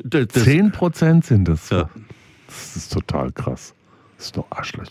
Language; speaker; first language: German; native; German